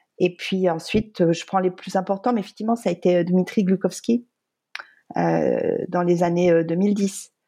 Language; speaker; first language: French; native; French